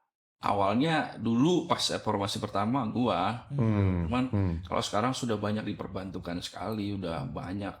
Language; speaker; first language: Indonesian; native; Indonesian